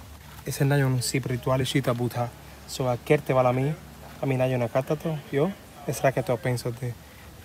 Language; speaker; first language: Hungarian; non-native, learner; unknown